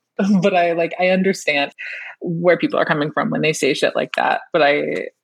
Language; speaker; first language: English; early bilingual, other home language; Persian